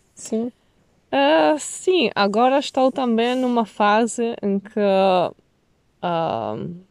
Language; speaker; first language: Portuguese; non-native, fluent; Italian